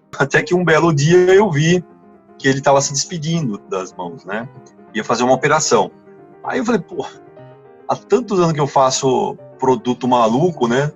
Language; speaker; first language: Portuguese; native; Portuguese